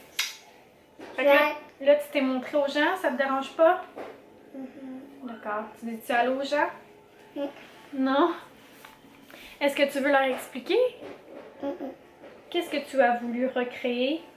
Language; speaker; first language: French; native; French